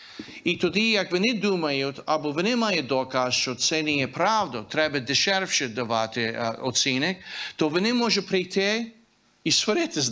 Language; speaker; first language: Ukrainian; early bilingual, heritage; Ukrainian